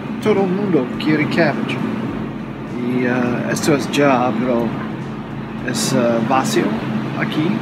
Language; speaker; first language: Spanish; non-native, learner; English